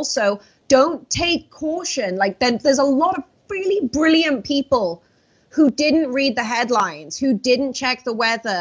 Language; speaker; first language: English; native; English